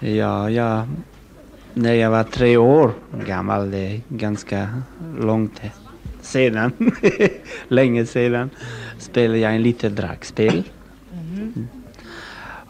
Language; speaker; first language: Swedish; non-native, fluent; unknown